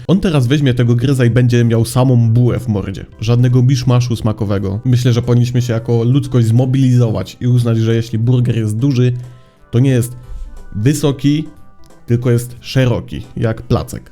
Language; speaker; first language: Polish; native; Polish